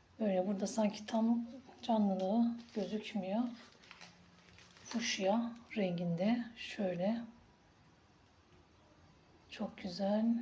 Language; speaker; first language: Turkish; native; Turkish